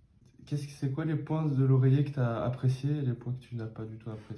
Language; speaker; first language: French; native; French